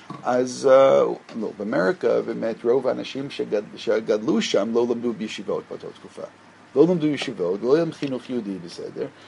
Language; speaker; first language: Hebrew; non-native, fluent; English